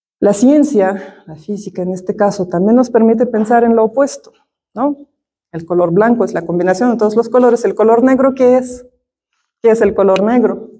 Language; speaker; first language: Spanish; non-native, fluent; Russian